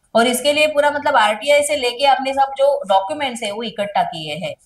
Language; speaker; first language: Hindi; non-native, local second language; Marathi